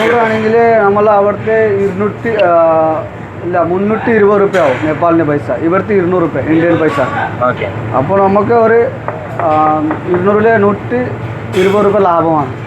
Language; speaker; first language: Malayalam; non-native, fluent; Nepali